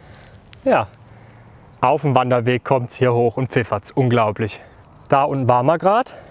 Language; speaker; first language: German; native; German